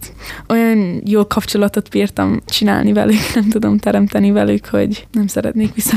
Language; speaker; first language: Hungarian; early bilingual, heritage; English